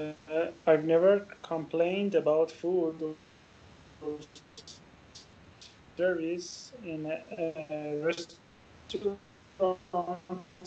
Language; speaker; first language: English; non-native, learner; Persian